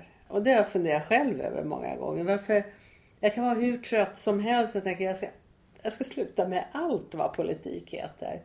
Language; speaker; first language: Swedish; native; Swedish